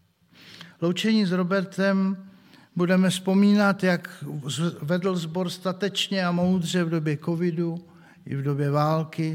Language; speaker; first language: Czech; native; Czech